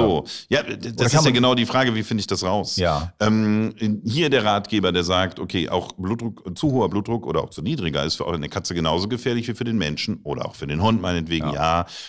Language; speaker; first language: German; native; German